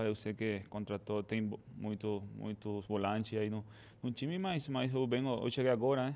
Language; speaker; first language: Portuguese; non-native, fluent; Spanish